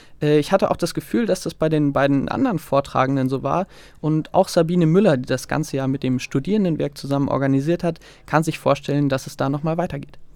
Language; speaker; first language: German; native; German